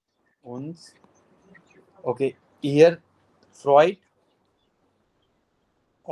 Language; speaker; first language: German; non-native, fluent; Hindi